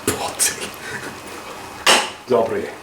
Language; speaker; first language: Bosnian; non-native, learner; English